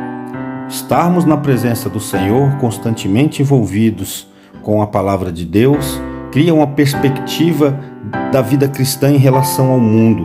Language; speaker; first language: Portuguese; native; Portuguese